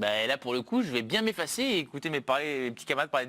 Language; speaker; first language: French; native; French